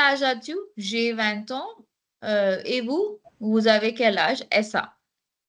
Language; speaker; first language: French; non-native, fluent; Hindi